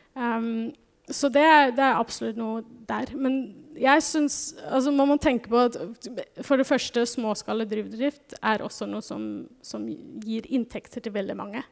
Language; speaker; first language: Norwegian; non-native, fluent; German